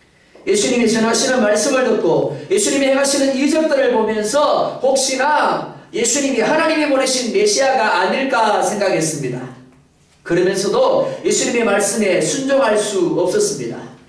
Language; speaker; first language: Korean; native; Korean